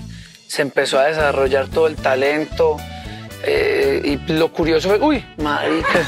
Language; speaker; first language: Spanish; native; Spanish